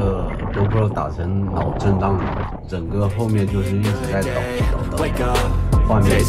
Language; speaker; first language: Chinese; native; Chinese